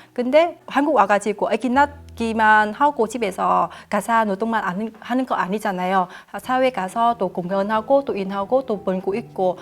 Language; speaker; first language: Korean; non-native, fluent; Vietnamese